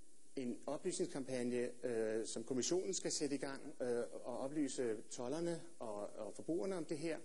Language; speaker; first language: Danish; native; Danish